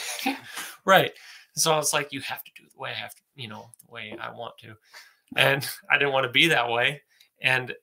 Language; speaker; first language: English; native; English